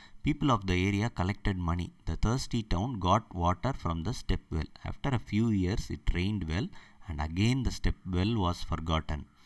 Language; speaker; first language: English; non-native, local second language; Tamil